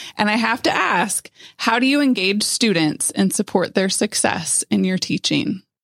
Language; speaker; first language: English; native; English